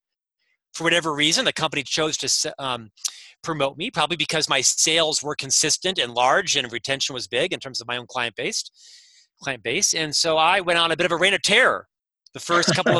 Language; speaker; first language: English; native; English